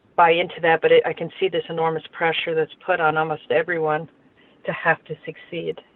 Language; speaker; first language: English; native; English